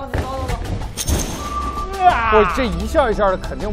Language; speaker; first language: Chinese; native; Chinese